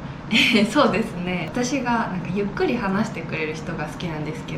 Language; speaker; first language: Japanese; native; Japanese